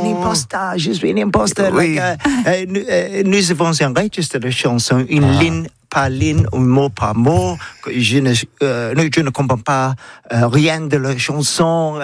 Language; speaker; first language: French; non-native, learner; English